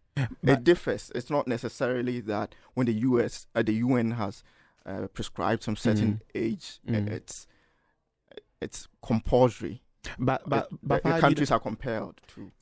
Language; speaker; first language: English; non-native, local second language; Akan